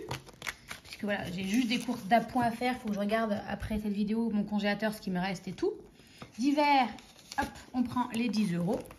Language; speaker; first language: French; native; French